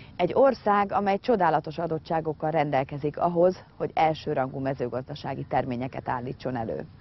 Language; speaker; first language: Hungarian; native; Hungarian